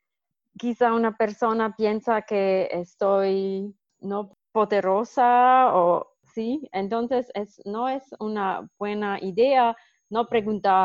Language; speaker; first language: Spanish; non-native, learner; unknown